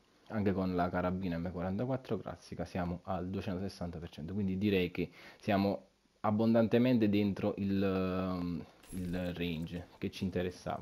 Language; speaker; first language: Italian; native; Italian